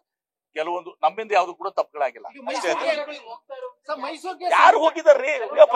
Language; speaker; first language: Kannada; native; Kannada